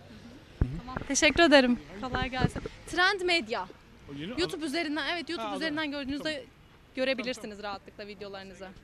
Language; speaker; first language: Turkish; native; Turkish